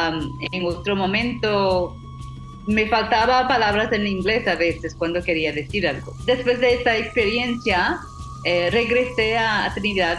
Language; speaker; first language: Spanish; non-native, fluent; English